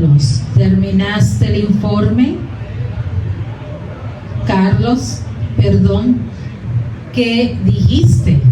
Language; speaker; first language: Spanish; non-native, fluent; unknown